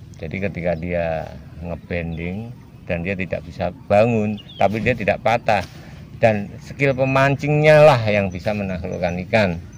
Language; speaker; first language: Indonesian; non-native, local second language; Javanese